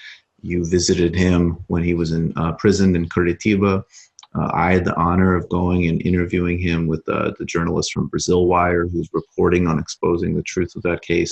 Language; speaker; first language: English; native; English